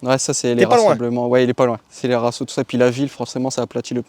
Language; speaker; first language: French; native; French